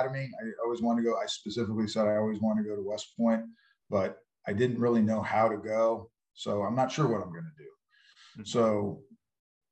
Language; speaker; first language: English; native; English